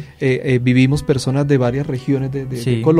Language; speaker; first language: Spanish; native; Spanish